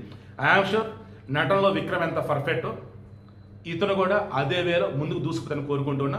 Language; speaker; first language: Telugu; native; Telugu